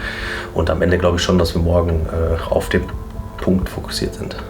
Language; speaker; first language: German; native; German